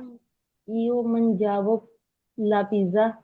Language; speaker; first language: Italian; non-native, learner; Hindi